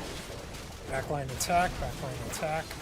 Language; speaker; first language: English; native; English